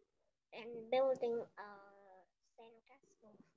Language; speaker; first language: English; non-native, learner; Vietnamese